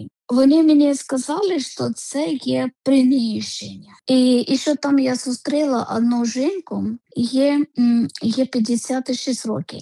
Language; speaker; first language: Ukrainian; non-native, learner; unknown